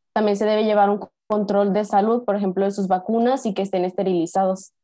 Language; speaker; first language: Spanish; native; Spanish